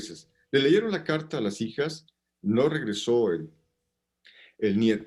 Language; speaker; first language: Spanish; native; Spanish